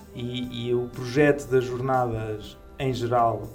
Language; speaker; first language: Portuguese; native; Portuguese